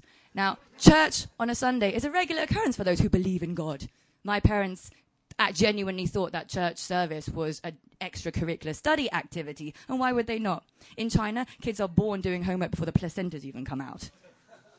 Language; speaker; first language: English; early bilingual, other home language; Chinese